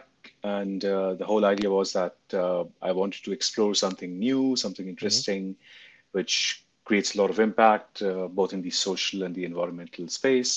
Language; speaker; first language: English; non-native, local second language; Hindi